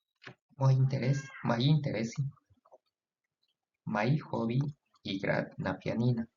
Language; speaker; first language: Russian; non-native, learner; Spanish